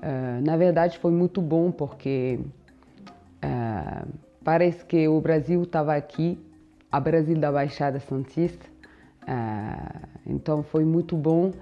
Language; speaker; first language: Portuguese; non-native, fluent; French